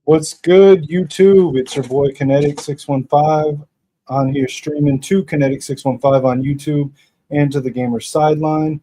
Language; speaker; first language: English; native; English